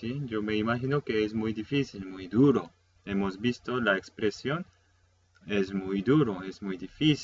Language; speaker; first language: Spanish; non-native, fluent; Korean